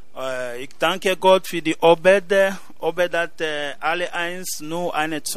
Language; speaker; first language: German; non-native, learner; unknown